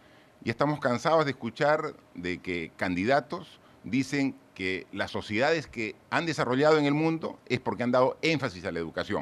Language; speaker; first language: Spanish; native; Spanish